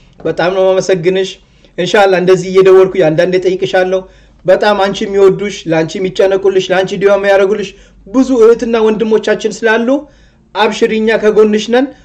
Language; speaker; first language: Amharic; early bilingual, heritage; Amharic